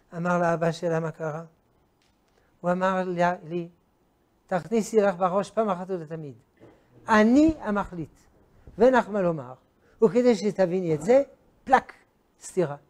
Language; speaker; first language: Hebrew; non-native, fluent; French